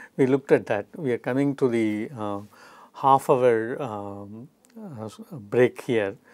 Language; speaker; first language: English; non-native, local second language; Tamil